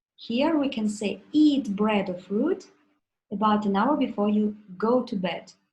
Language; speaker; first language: English; non-native, fluent; Russian